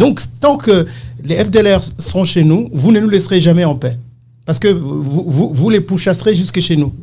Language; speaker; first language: French; non-native, local second language; Lingala